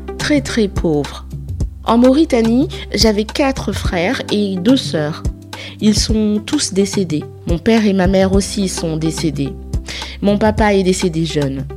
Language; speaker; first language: French; non-native, learner; Soninke